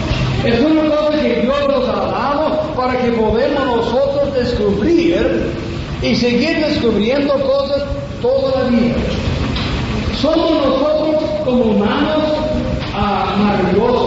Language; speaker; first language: Spanish; non-native, fluent; English